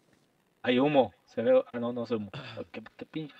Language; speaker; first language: Spanish; native; Spanish